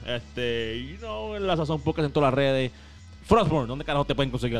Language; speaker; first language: Spanish; early bilingual, heritage; Spanish